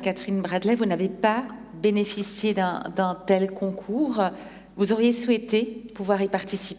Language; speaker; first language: French; native; French